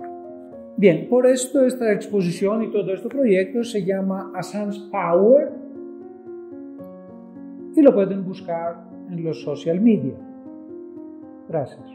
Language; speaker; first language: Spanish; non-native, fluent; Greek